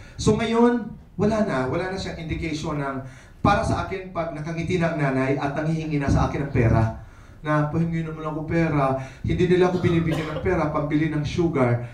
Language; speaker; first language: Filipino; non-native, local second language; Waray